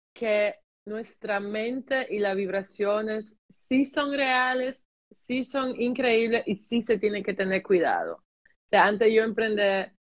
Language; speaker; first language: Spanish; early bilingual, heritage; German